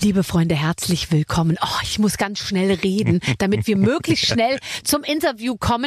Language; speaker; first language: German; native; German